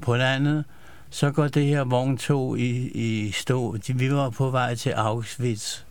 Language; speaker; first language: Danish; early bilingual, other home language; Yiddish